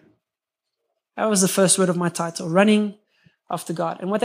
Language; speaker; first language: English; native; English